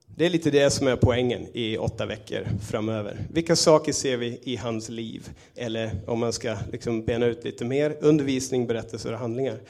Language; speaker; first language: Swedish; native; Swedish